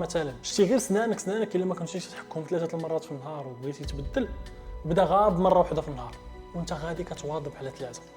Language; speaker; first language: Arabic; native; Arabic